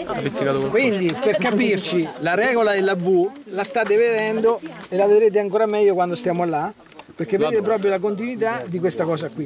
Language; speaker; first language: Italian; native; Italian